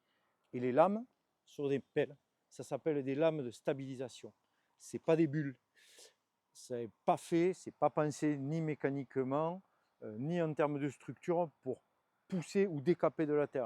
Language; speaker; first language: French; native; French